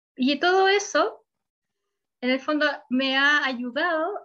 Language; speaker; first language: Spanish; early bilingual, heritage; Spanish